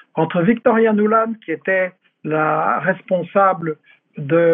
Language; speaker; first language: French; native; French